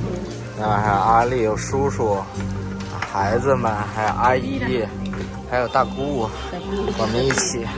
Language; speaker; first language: Chinese; native; Chinese